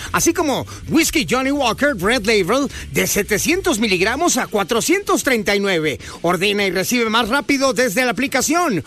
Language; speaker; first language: Spanish; native; Spanish